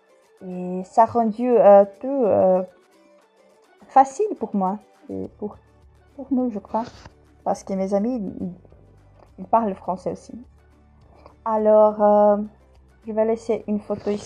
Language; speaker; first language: French; non-native, fluent; Portuguese